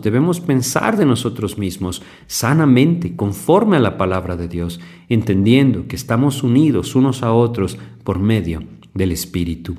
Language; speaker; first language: Spanish; native; Spanish